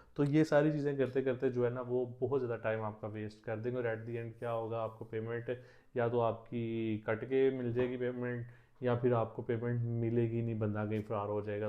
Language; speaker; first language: Urdu; non-native, local second language; Punjabi